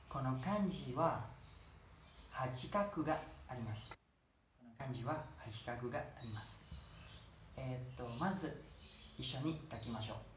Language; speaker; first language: Japanese; non-native, learner; Indonesian